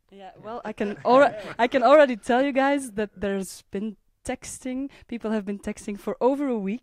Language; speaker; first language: English; non-native, fluent; Dutch